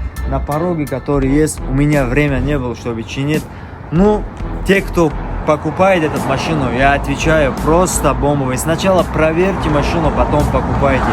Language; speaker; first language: Russian; non-native, learner; Tajik